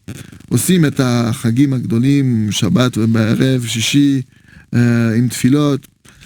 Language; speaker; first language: Hebrew; non-native, fluent; French